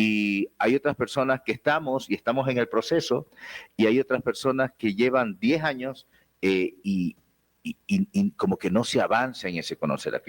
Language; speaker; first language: Spanish; native; Spanish